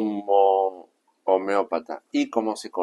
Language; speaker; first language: Spanish; native; Spanish